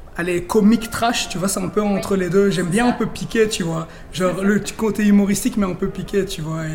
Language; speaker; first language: French; native; French